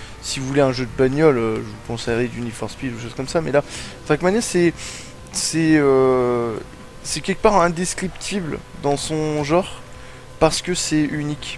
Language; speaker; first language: French; native; French